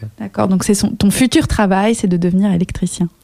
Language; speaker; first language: French; native; French